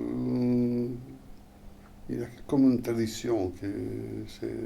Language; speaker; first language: French; non-native, fluent; Italian